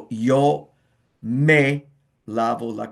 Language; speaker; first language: Spanish; non-native, fluent; English